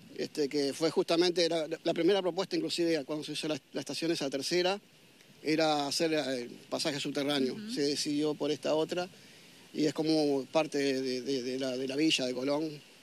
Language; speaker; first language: Spanish; native; Spanish